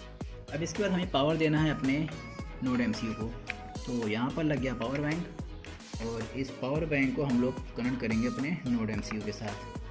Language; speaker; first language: Hindi; native; Hindi